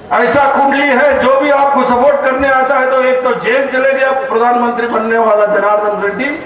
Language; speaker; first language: Hindi; non-native, local second language; Kannada